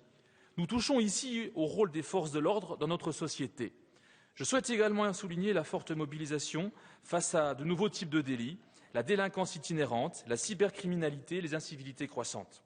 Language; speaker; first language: French; native; French